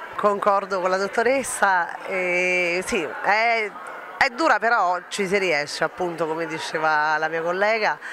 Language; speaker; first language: Italian; native; Italian